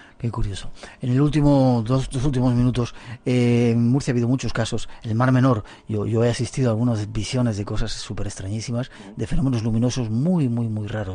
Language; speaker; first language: Spanish; native; Spanish